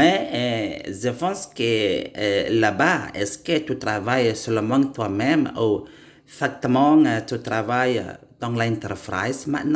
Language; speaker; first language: French; non-native, learner; Indonesian